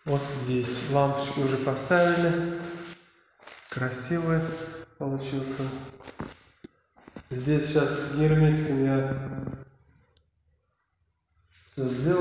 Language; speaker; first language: Russian; non-native, learner; Uzbek